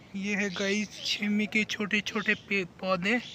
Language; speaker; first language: Hindi; native; Hindi